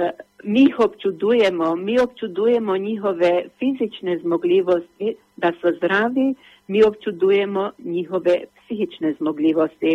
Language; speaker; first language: Slovenian; native; Slovenian